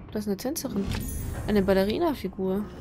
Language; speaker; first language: German; native; German